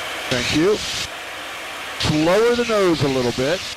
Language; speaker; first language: English; native; English